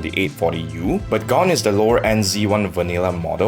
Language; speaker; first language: English; native; English